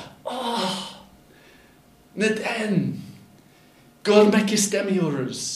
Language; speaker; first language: Turkish; non-native, fluent; English